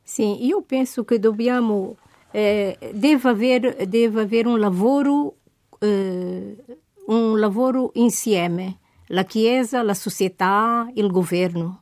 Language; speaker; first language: Italian; non-native, fluent; Portuguese